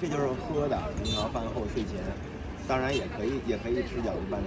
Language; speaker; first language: Chinese; native; Chinese